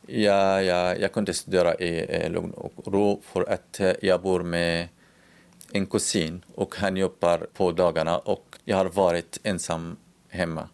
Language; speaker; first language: Swedish; non-native, learner; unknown